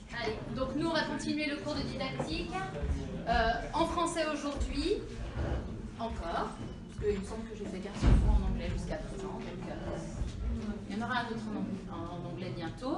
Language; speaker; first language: French; native; French